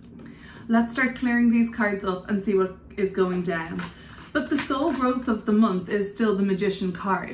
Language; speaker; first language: English; native; English